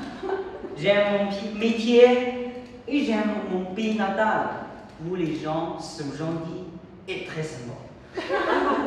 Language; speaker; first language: French; non-native, learner; Chinese